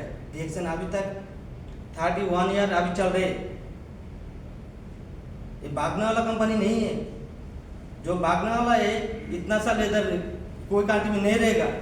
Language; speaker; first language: Hindi; non-native, fluent; Bangla